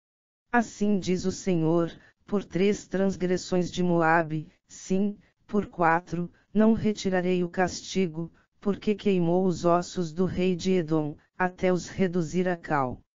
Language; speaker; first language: Portuguese; native; Portuguese